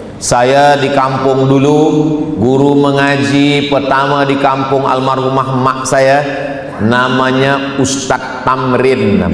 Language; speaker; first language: Malay; native; Malay